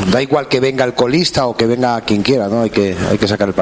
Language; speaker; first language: Spanish; native; Spanish